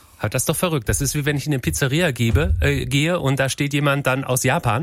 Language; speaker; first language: German; native; German